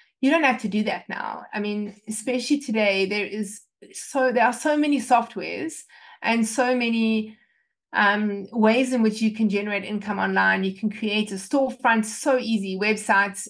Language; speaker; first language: English; native; English